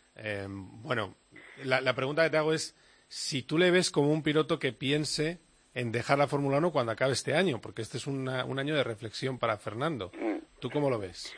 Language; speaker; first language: Spanish; native; Spanish